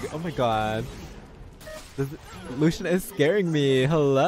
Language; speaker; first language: English; native; English